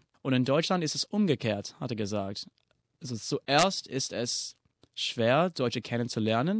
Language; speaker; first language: German; non-native, fluent; English